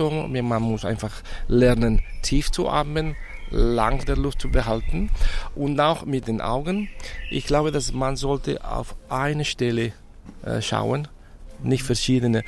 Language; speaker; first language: German; non-native, fluent; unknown